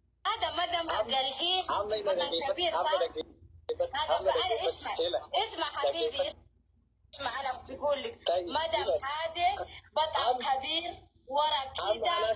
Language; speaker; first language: Arabic; non-native, learner; Oromo